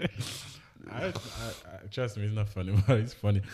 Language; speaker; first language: English; non-native, local second language; Igbo